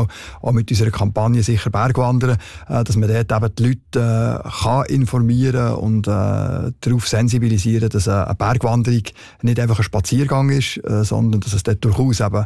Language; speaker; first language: German; native; German